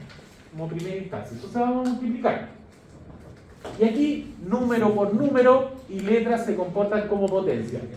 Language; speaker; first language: Spanish; native; Spanish